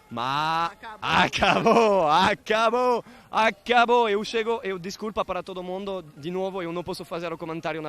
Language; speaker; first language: Portuguese; non-native, fluent; Italian